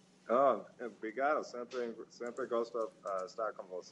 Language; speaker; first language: Portuguese; non-native, fluent; English